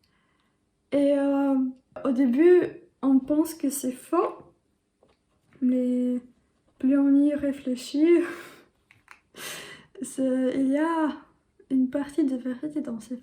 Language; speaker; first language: French; non-native, learner; English